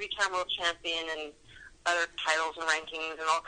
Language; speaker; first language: English; native; English